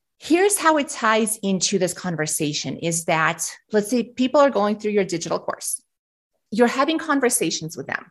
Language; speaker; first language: English; early bilingual, other home language; Russian